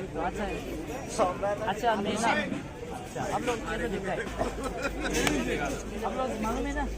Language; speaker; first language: Hindi; non-native, learner; Tibetan